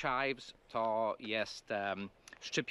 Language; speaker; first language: Polish; non-native, fluent; English